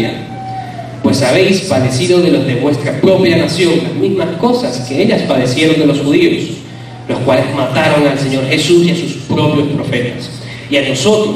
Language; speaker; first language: Spanish; native; Spanish